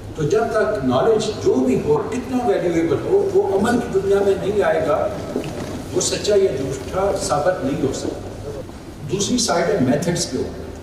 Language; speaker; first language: Urdu; non-native, local second language; Punjabi